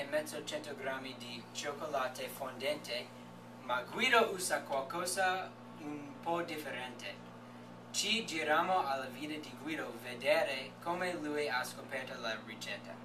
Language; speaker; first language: Italian; non-native, learner; English